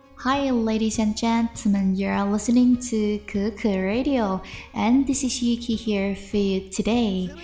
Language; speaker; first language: English; non-native, fluent; Chinese